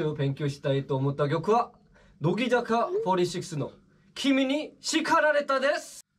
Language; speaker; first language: Japanese; non-native, learner; Korean